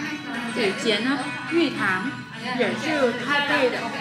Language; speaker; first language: Chinese; non-native, fluent; Vietnamese